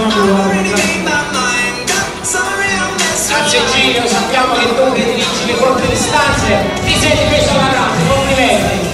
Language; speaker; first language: Italian; native; Italian